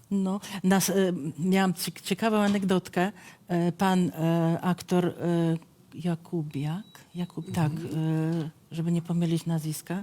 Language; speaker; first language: Polish; non-native, fluent; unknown